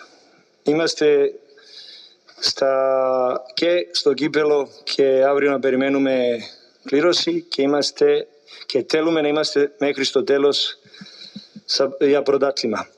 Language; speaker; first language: Greek; non-native, learner; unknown